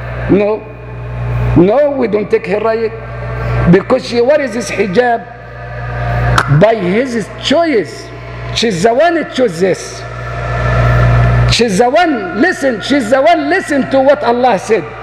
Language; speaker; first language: English; non-native, learner; Arabic